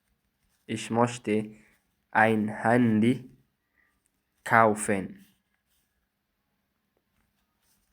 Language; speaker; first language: German; non-native, fluent; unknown